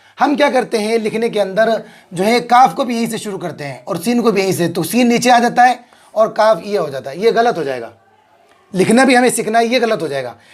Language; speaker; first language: Hindi; native; Hindi